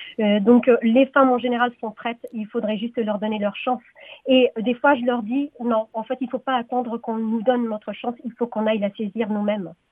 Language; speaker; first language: French; non-native, local second language; Arabic